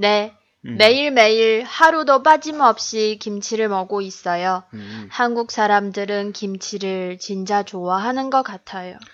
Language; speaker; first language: Korean; non-native, fluent; Chinese